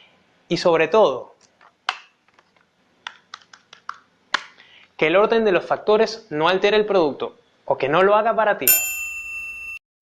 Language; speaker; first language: Spanish; native; Spanish